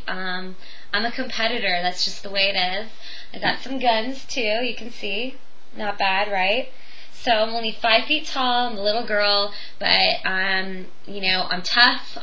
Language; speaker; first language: English; native; English